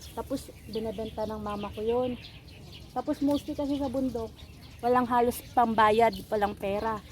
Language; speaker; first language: Filipino; non-native, local second language; Iloko